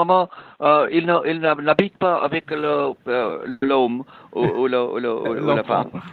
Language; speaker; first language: French; non-native, fluent; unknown